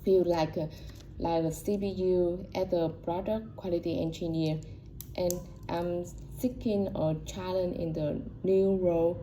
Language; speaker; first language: English; non-native, learner; Vietnamese